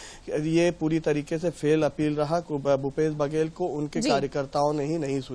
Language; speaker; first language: Hindi; native; Hindi